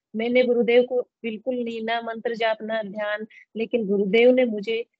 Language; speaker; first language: Hindi; native; Hindi